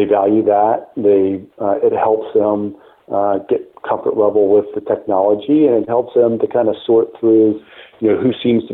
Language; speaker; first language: English; native; English